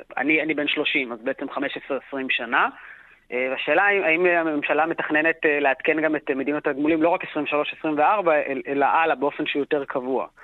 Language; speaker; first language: Hebrew; native; Hebrew